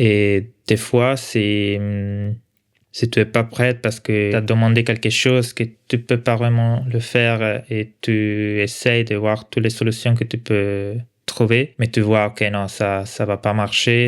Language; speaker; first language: French; non-native, local second language; Italian